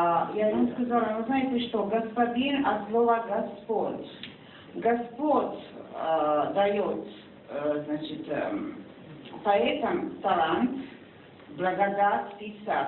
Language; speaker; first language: Russian; non-native, fluent; Serbian